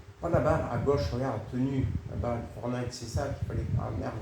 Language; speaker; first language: French; native; French